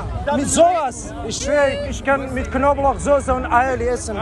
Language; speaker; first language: German; non-native, learner; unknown